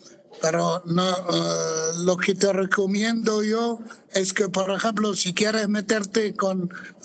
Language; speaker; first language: Spanish; non-native, fluent; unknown